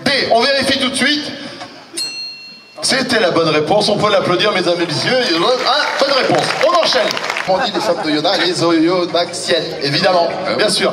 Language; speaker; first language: French; native; French